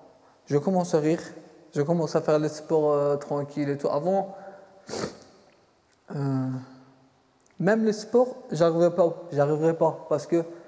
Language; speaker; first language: French; non-native, fluent; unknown